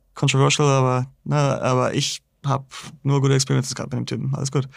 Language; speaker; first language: German; native; German